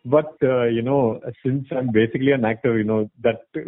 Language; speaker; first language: English; non-native, local second language; Tamil